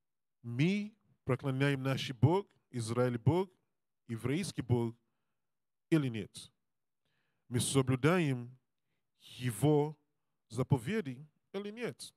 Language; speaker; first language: Russian; non-native, learner; English